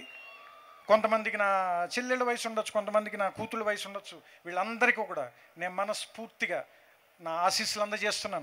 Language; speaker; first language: Telugu; native; Telugu